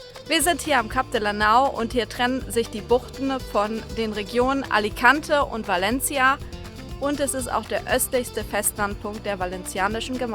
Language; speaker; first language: German; native; German